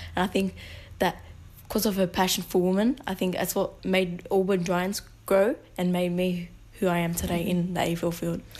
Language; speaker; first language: English; native; English